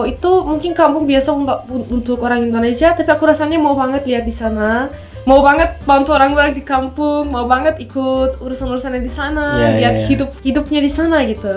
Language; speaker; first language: Indonesian; non-native, fluent; Turkish